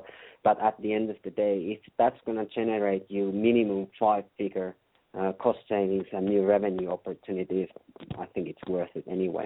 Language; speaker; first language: English; non-native, fluent; Finnish